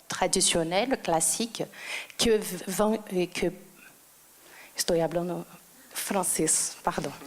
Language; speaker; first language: Spanish; non-native, learner; Portuguese